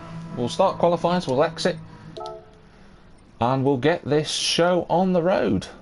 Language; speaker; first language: English; native; English